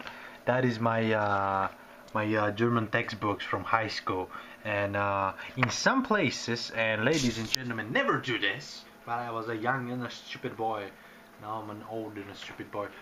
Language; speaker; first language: English; non-native, fluent; Bulgarian